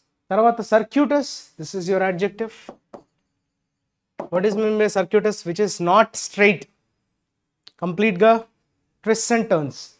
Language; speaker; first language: English; non-native, local second language; Telugu